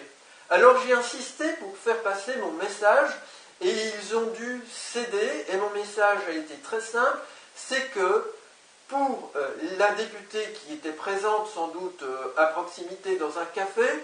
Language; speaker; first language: French; native; French